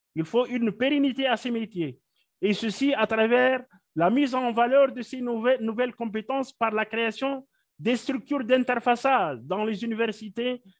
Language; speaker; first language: French; non-native, local second language; Arabic